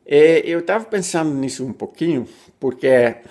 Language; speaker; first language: Portuguese; non-native, learner; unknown